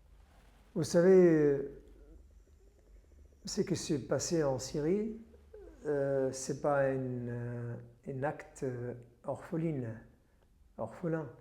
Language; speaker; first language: French; non-native, fluent; Arabic